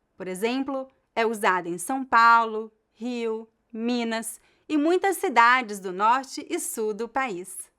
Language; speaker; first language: Portuguese; native; Portuguese